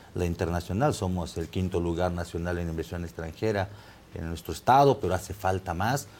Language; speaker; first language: Spanish; native; Spanish